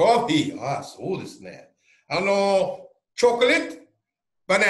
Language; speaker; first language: Japanese; non-native, learner; English